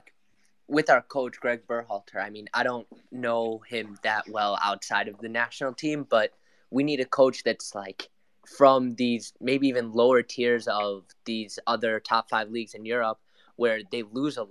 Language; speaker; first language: English; native; English